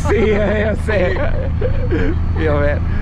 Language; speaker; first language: Spanish; non-native, learner; Croatian